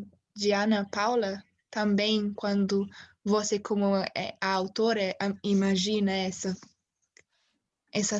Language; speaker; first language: Portuguese; non-native, fluent; English